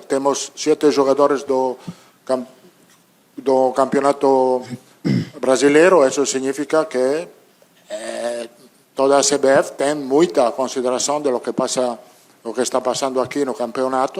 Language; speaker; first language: Portuguese; non-native, learner; Italian